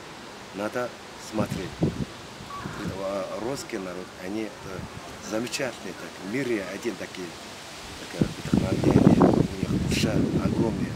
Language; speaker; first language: Russian; non-native, learner; Mongolian